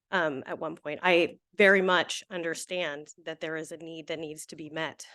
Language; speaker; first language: English; native; English